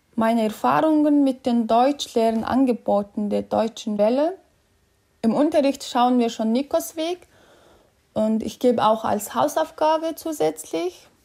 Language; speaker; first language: German; non-native, fluent; Mongolian